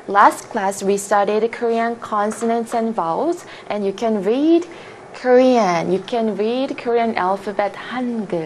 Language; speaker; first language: English; non-native, fluent; Korean